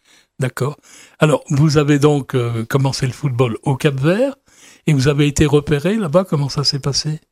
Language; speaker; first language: French; native; French